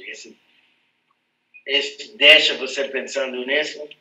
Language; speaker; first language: Portuguese; non-native, fluent; English